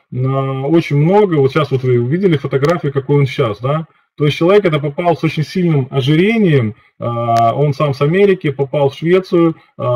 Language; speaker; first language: Russian; native; Russian